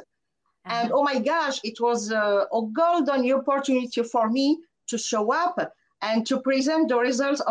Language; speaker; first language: English; non-native, fluent; French